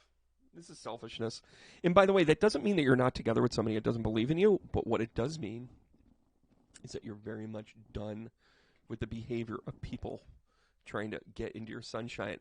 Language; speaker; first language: English; native; English